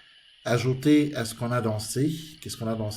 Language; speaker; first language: French; native; French